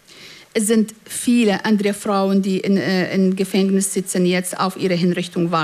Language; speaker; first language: German; non-native, fluent; Central Kurdish